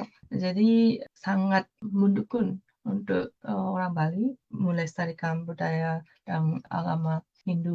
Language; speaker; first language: Indonesian; non-native, fluent; Japanese